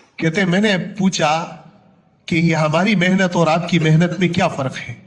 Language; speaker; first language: Urdu; non-native, local second language; Punjabi